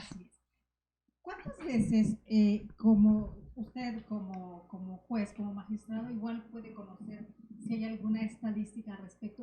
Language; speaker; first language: Spanish; native; Spanish